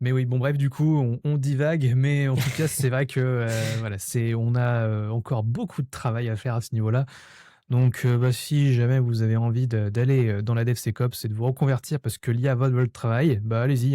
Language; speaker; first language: French; native; French